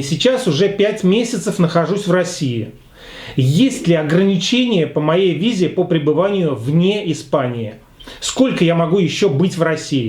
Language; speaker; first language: Russian; native; Russian